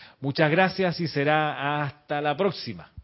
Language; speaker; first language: Spanish; native; Spanish